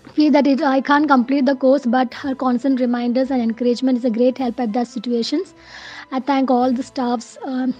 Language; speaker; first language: English; non-native, local second language; Malayalam